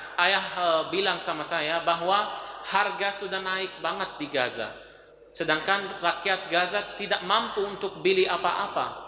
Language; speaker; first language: Indonesian; non-native, fluent; Arabic